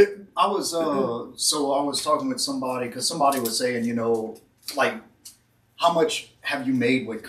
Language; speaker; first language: English; native; English